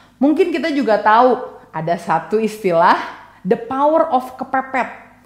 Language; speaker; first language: Indonesian; native; Indonesian